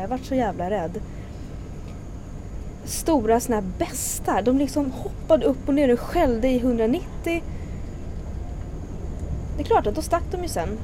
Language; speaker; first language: Swedish; native; Swedish